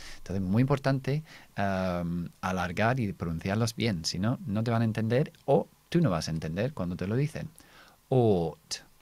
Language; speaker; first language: Spanish; non-native, fluent; English